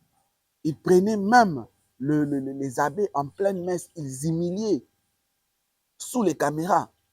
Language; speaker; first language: French; non-native, local second language; Lingala